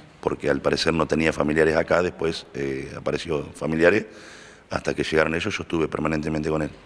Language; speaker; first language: Spanish; native; Spanish